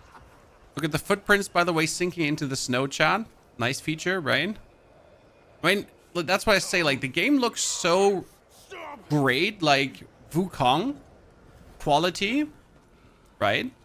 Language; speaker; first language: English; non-native, fluent; German